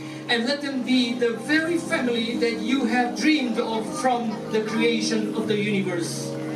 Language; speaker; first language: English; non-native, fluent; Korean